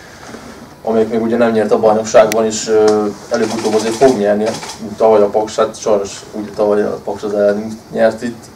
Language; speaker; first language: Hungarian; native; Hungarian